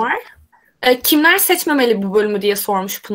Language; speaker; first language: Turkish; native; Turkish